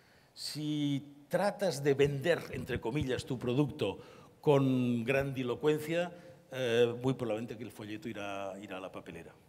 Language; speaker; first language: Spanish; native; Spanish